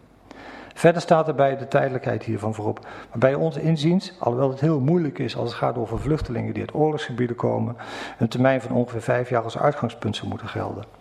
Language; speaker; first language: Dutch; native; Dutch